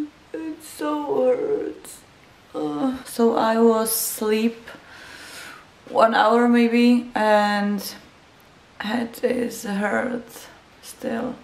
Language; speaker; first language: English; non-native, learner; Czech